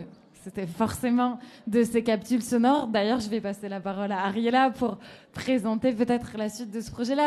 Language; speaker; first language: French; native; French